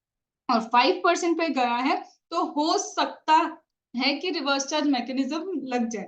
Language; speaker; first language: Hindi; native; Hindi